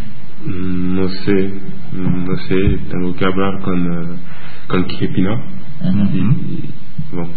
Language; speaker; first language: Spanish; non-native, learner; French